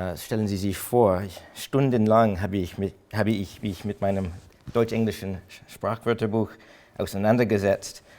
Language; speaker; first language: German; non-native, fluent; English